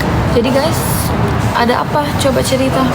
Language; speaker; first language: Indonesian; non-native, learner; Turkish